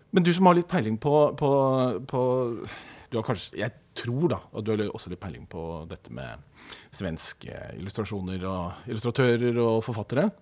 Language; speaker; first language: Norwegian; native; Norwegian